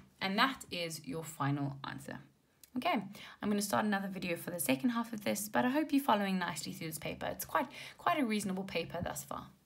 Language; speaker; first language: English; native; English